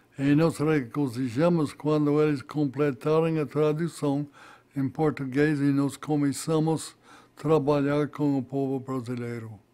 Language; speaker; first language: Portuguese; non-native, fluent; English